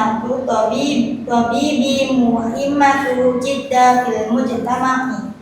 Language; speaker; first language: Arabic; non-native, learner; Indonesian